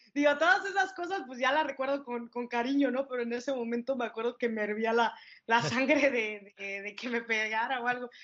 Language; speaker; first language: Spanish; native; Spanish